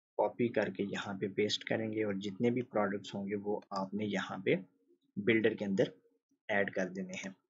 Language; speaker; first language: Urdu; native; Urdu